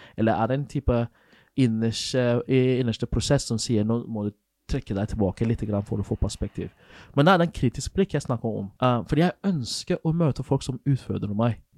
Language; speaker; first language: Norwegian; non-native, fluent; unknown